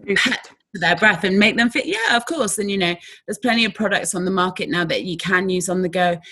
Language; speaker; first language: English; native; English